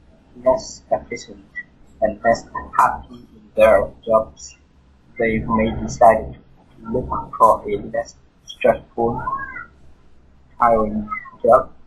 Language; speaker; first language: English; non-native, learner; Vietnamese